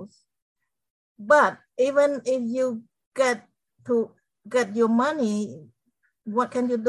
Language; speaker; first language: English; non-native, fluent; Khmer